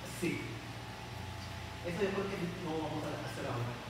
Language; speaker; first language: Spanish; non-native, learner; Korean